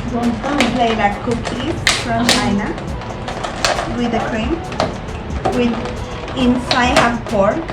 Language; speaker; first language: English; non-native, learner; Spanish